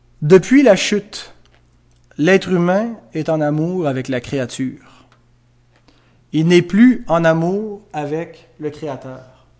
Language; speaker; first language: French; native; French